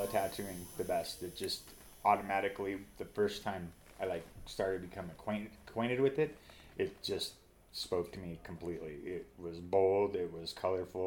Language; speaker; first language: English; native; English